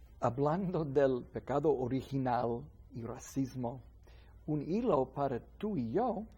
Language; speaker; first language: Spanish; non-native, fluent; English